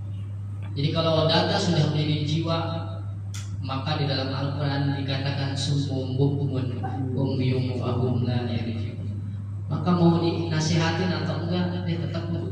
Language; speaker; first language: Indonesian; native; Indonesian